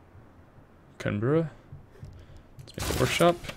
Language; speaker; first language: English; native; English